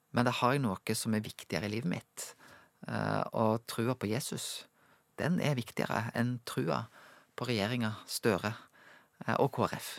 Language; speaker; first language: Norwegian; native; Norwegian